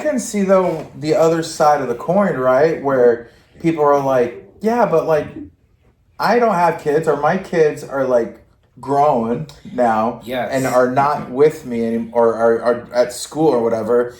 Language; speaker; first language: English; native; English